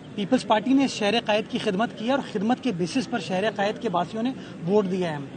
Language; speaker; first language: Urdu; native; Urdu